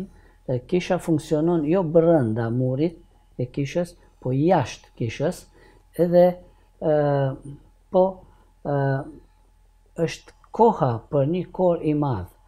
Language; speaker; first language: Albanian; non-native, learner; Hungarian